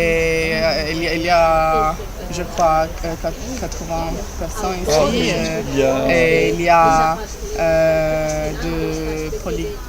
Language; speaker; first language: French; non-native, learner; Italian